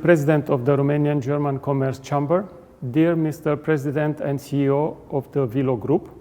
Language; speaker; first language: English; non-native, fluent; Romanian